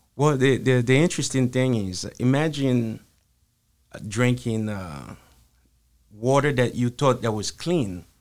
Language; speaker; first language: English; early bilingual, other home language; Haitian Creole